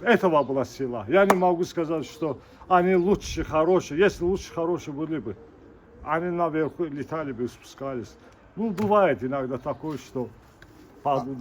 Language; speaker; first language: Russian; non-native, local second language; Azerbaijani